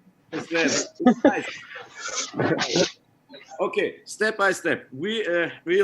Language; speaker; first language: English; non-native, learner; Turkish